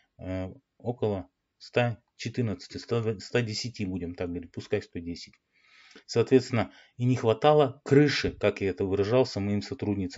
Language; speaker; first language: Russian; native; Russian